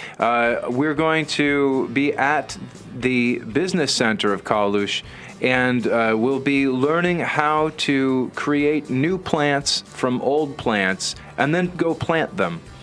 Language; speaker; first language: English; native; English